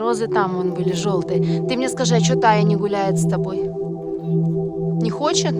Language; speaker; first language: Russian; native; Russian